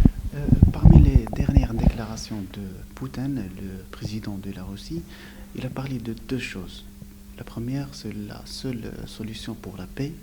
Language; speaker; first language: French; non-native, local second language; Arabic